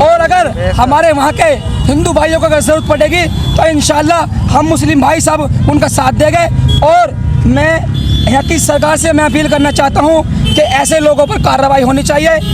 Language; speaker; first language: Hindi; native; Hindi